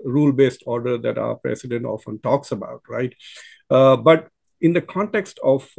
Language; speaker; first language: English; non-native, local second language; Urdu